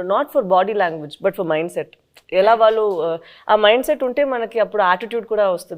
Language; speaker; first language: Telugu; non-native, fluent; Tamil